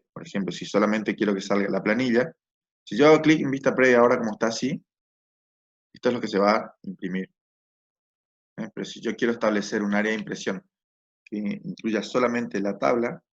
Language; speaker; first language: Spanish; native; Spanish